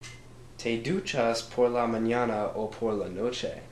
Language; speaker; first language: Spanish; non-native, learner; English